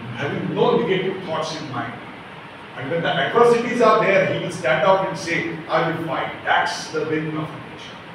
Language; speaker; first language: English; non-native, local second language; Marathi